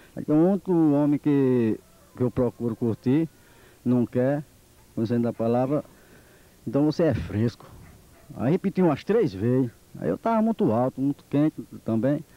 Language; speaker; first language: Portuguese; native; Portuguese